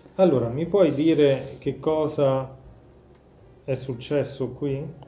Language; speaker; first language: Italian; native; Italian